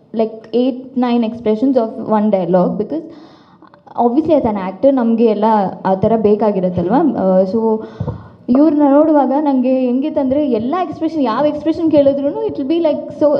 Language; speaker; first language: Kannada; non-native, local second language; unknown